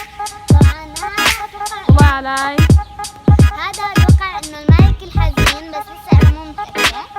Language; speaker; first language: Arabic; native; Arabic